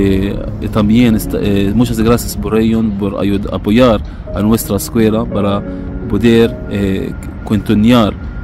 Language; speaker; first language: Spanish; non-native, fluent; Arabic